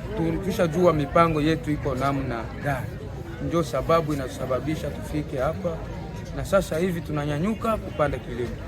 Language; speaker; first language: Swahili; native; Swahili